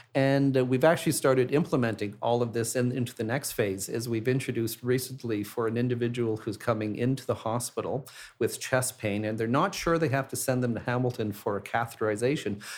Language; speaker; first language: English; native; English